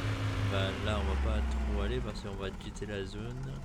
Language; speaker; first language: French; native; French